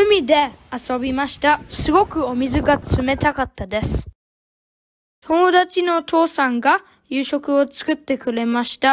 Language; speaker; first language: Japanese; non-native, fluent; English